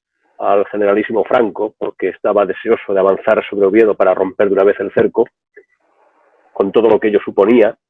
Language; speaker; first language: Spanish; native; Spanish